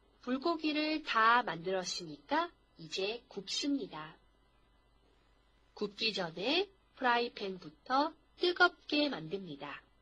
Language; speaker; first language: Korean; non-native, fluent; Chinese